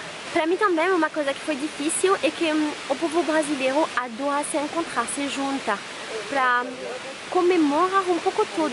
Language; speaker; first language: Portuguese; non-native, fluent; French